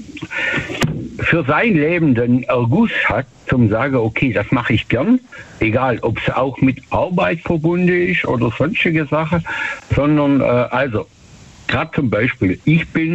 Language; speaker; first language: German; native; German